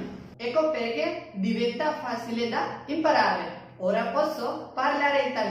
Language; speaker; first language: Italian; non-native, learner; Gujarati